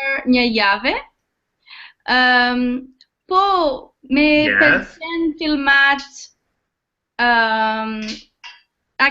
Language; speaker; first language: Albanian; non-native, learner; English